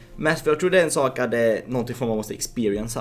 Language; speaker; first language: Swedish; native; Swedish